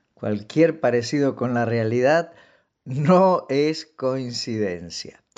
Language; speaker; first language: Spanish; non-native, fluent; English